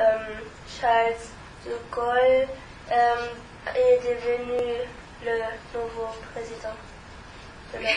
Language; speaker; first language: French; non-native, learner; German